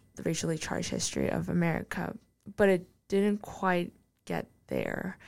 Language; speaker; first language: English; non-native, fluent; Korean